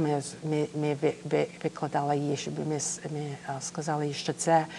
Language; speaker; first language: Ukrainian; early bilingual, heritage; English